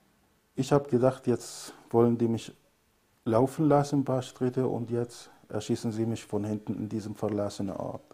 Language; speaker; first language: German; non-native, fluent; Arabic